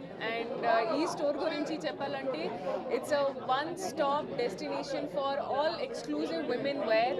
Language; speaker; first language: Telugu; non-native, fluent; Hindi